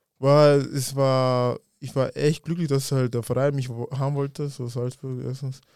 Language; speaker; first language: German; early bilingual, other home language; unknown